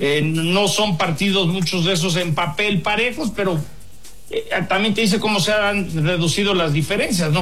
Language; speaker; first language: Spanish; native; Spanish